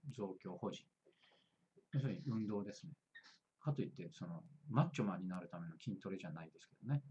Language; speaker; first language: Japanese; native; Japanese